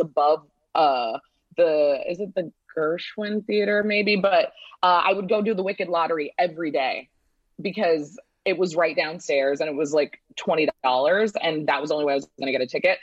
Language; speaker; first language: English; native; English